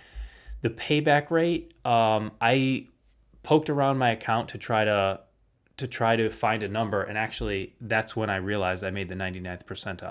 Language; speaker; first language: English; native; English